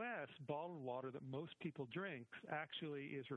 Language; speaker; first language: English; native; English